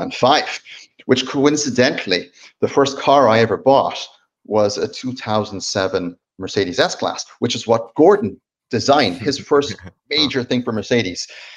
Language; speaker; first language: English; native; English